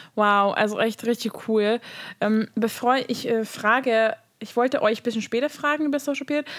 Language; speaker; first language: German; non-native, fluent; Hungarian